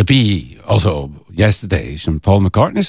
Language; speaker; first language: German; native; German